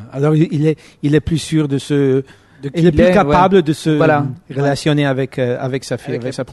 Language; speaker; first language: French; non-native, fluent; Italian